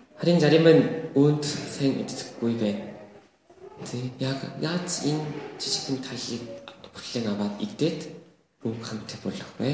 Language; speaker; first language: Mongolian; non-native, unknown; Korean